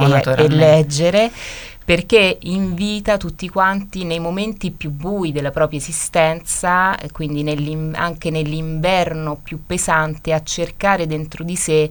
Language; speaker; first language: Italian; native; Italian